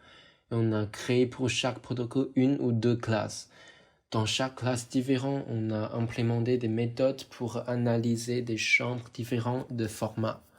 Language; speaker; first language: French; non-native, fluent; Chinese